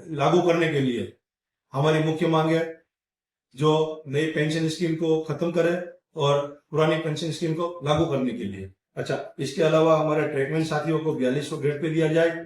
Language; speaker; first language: Hindi; non-native, local second language; Gujarati